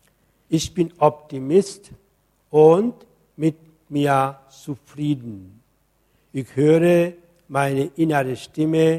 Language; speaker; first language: German; non-native, fluent; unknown